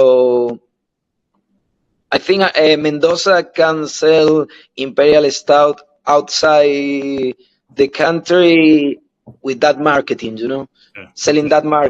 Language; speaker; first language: English; non-native, learner; Spanish